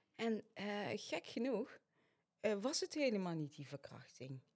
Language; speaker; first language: Dutch; early bilingual, other home language; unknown